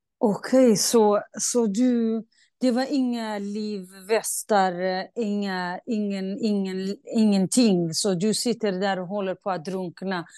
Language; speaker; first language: Swedish; non-native, fluent; Kurdish